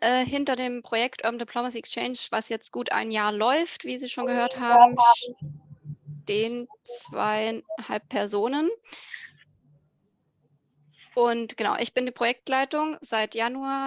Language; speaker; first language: German; native; German